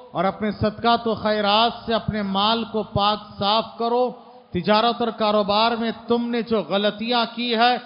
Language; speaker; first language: Hindi; native; Hindi